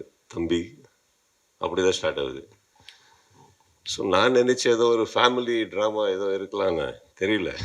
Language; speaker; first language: Tamil; non-native, learner; Kannada